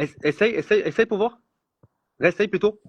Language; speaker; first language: French; native; French